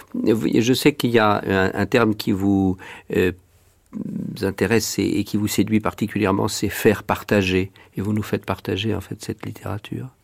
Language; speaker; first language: French; native; French